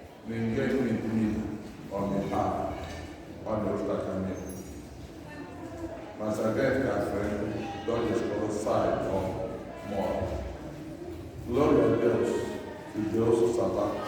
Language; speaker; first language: Portuguese; non-native, learner; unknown